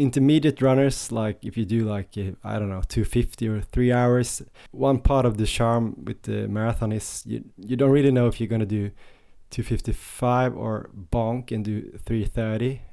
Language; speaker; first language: English; non-native, fluent; Swedish